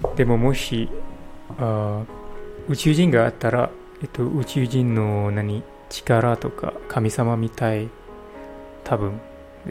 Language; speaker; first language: Japanese; non-native, learner; English